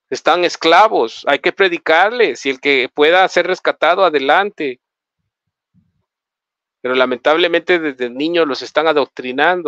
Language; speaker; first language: Spanish; native; Spanish